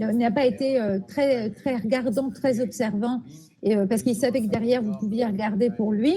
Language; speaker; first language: French; native; French